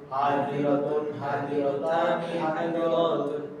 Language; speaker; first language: Arabic; non-native, learner; Indonesian